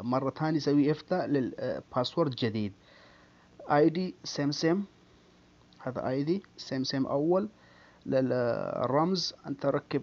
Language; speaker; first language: Arabic; non-native, learner; Urdu